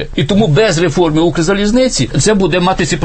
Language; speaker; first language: Ukrainian; native; Ukrainian